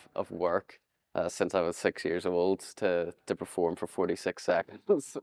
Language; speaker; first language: English; native; English